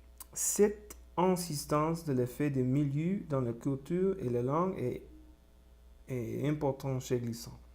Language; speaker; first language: French; non-native, learner; Spanish